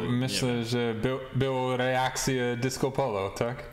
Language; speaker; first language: Polish; non-native, learner; English